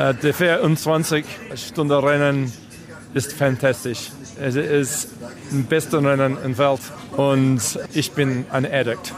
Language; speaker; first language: German; non-native, learner; English